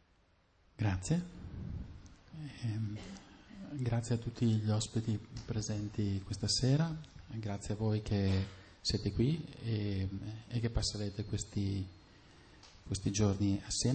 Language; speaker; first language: Italian; native; Italian